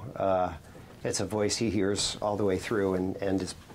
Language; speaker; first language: English; native; English